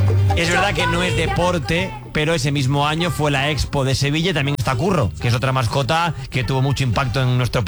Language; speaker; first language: Spanish; native; Spanish